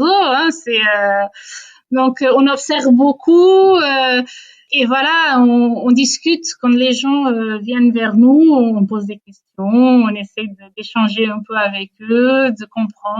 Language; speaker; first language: French; non-native, fluent; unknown